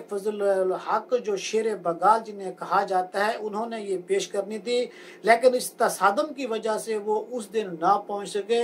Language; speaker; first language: Urdu; native; Urdu